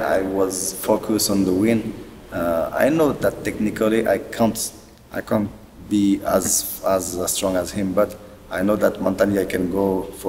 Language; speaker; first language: English; non-native, learner; French